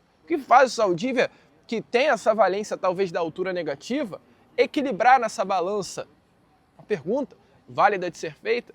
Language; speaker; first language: Portuguese; native; Portuguese